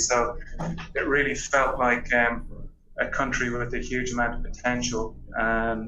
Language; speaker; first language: English; native; English